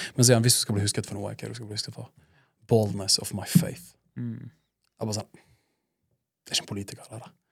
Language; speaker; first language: Norwegian; native; Norwegian